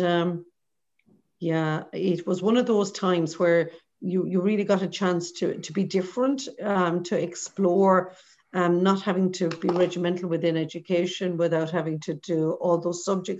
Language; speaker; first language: English; native; English